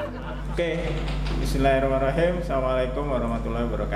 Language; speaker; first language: Indonesian; native; Indonesian